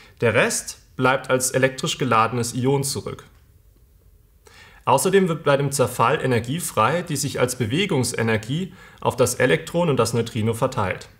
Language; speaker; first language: German; native; German